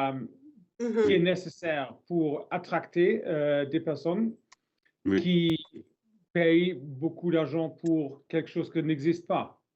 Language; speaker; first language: French; non-native, learner; English